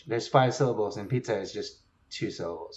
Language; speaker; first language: English; native; English